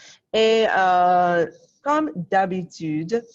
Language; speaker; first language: French; non-native, fluent; English